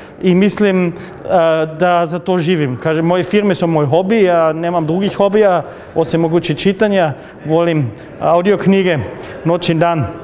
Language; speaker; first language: Serbian; non-native, fluent; German